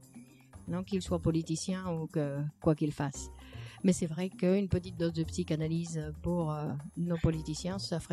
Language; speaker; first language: French; native; French